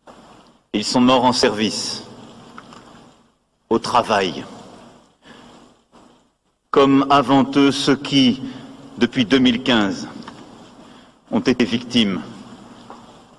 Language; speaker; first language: French; native; French